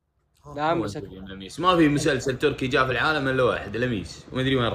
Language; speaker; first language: Arabic; native; Arabic